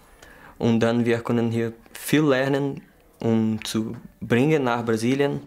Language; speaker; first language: German; non-native, learner; Portuguese